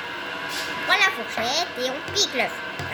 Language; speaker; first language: French; native; French